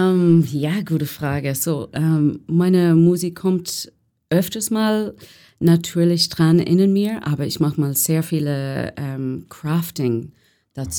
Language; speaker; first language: German; non-native, learner; English